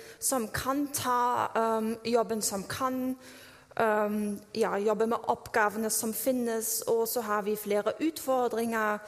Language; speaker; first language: Norwegian; non-native, fluent; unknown